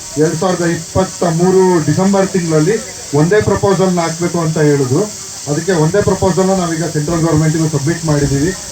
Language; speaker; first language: Kannada; native; Kannada